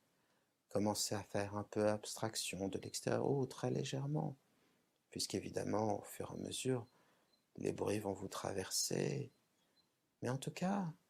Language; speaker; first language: French; native; French